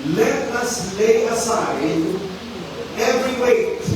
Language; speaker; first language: English; non-native, local second language; Filipino